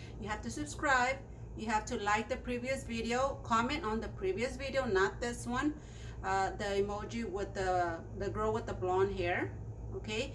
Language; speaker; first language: English; non-native, fluent; Spanish